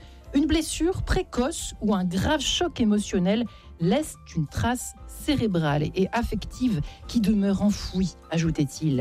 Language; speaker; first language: French; native; French